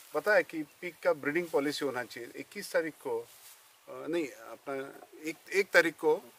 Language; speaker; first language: Hindi; non-native, local second language; Marathi